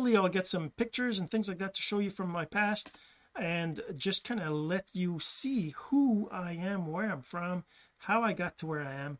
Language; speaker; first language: English; early bilingual, other home language; French